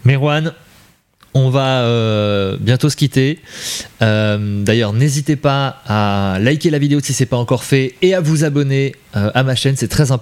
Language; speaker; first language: French; native; French